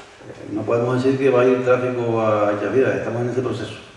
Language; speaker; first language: Spanish; native; Spanish